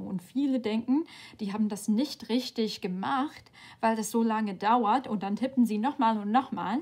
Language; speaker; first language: German; non-native, fluent; English